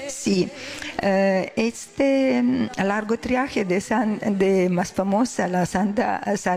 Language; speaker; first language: Spanish; non-native, learner; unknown